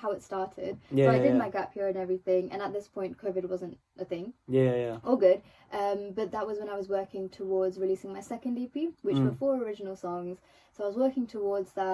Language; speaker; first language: English; non-native, local second language; Telugu